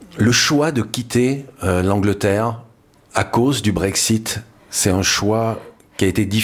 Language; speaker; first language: French; native; French